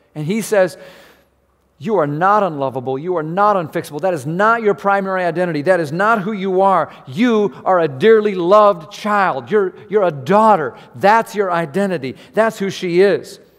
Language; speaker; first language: English; native; English